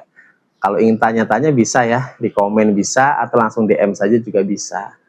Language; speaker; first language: Indonesian; native; Indonesian